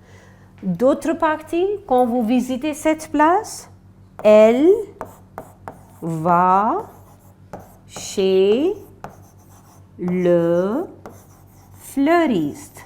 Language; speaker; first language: French; non-native, fluent; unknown